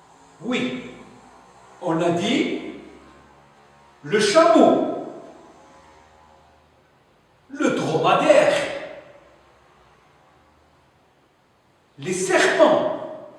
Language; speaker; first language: French; non-native, local second language; Arabic